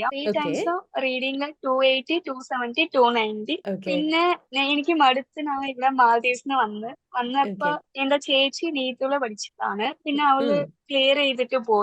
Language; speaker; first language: Malayalam; early bilingual, heritage; Malayalam